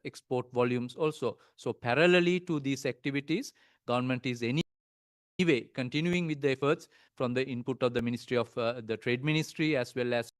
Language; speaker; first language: English; non-native, local second language; Sinhala